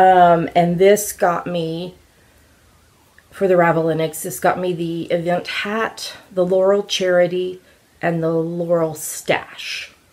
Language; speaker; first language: English; native; English